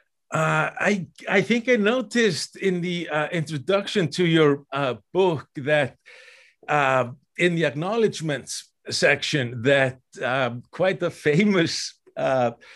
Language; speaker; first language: English; non-native, fluent; Icelandic